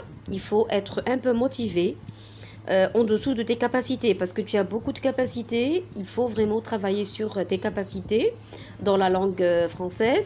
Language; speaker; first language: French; non-native, fluent; Arabic